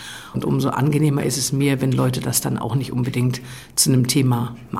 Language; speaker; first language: German; native; German